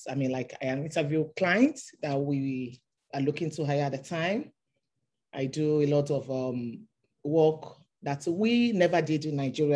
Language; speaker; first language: English; non-native, local second language; Yoruba